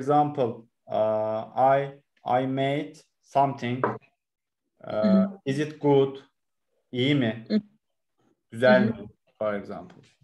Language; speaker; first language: English; non-native, learner; Turkish